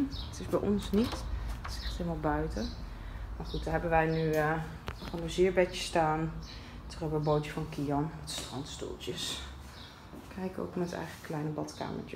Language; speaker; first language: Dutch; native; Dutch